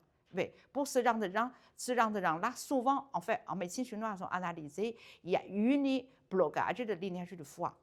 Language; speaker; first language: French; non-native, learner; Chinese